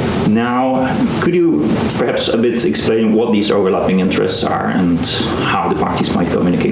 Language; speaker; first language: English; non-native, fluent; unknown